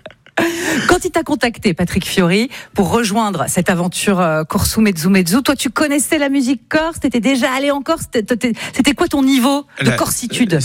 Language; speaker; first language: French; native; French